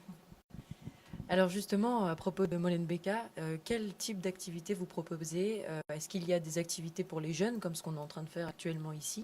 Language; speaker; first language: French; native; French